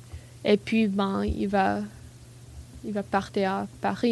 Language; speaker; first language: French; non-native, learner; English